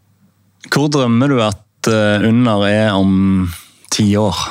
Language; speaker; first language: Norwegian; native; Norwegian